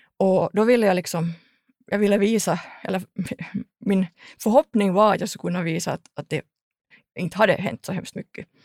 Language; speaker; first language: Swedish; native; Swedish